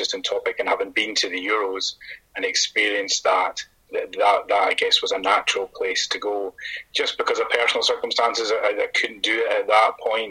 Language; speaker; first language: English; native; English